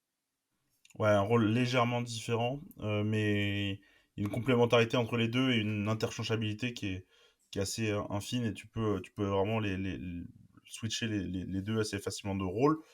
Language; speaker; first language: French; native; French